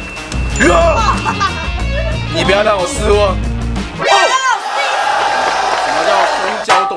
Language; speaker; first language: Chinese; native; Chinese